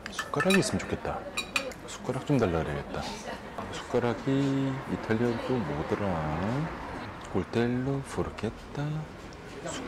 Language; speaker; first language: Italian; non-native, learner; Korean